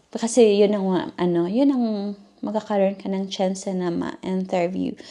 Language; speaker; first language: Filipino; native; Filipino